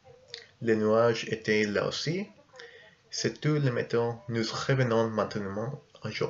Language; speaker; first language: French; non-native, learner; English